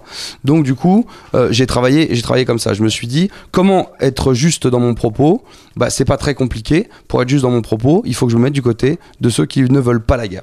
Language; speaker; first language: French; native; French